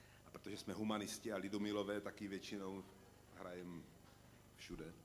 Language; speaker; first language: Czech; native; Czech